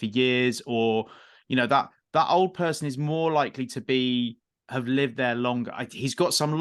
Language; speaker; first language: English; native; English